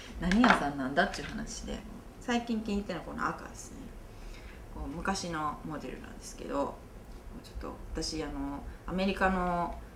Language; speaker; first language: Japanese; native; Japanese